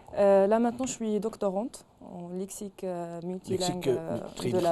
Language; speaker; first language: French; non-native, local second language; Arabic